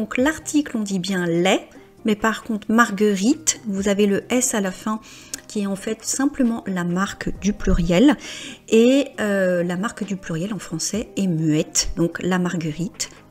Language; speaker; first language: French; native; French